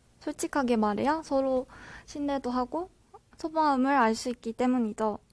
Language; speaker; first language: Korean; non-native, fluent; Japanese